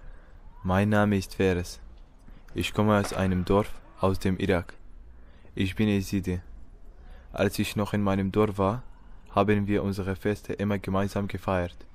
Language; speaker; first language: German; non-native, learner; Kurdish